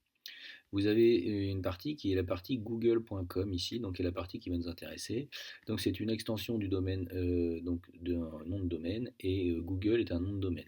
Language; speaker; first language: French; native; French